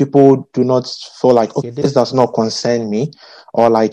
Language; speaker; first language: English; non-native, local second language; Akan